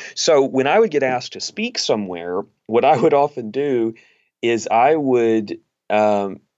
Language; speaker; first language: English; native; English